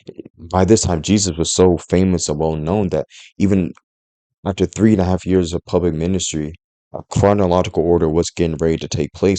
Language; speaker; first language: English; native; English